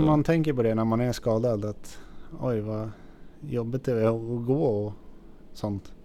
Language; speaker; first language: Swedish; native; Swedish